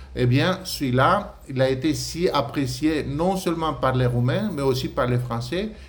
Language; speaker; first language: French; non-native, fluent; Romanian